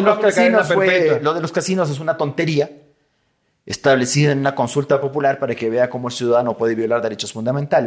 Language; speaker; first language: Spanish; native; Spanish